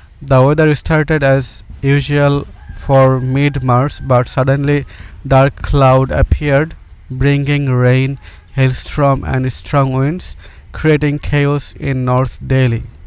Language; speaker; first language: English; non-native, local second language; Bangla